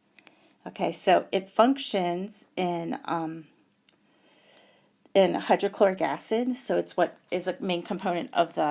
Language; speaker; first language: English; native; English